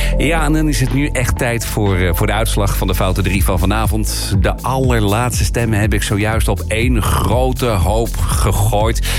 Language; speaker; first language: Dutch; native; Dutch